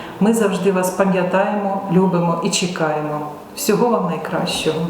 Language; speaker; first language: Ukrainian; native; Ukrainian